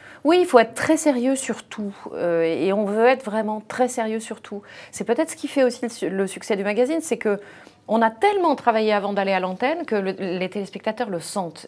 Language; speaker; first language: French; native; French